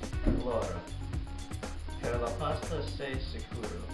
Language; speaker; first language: Italian; non-native, learner; English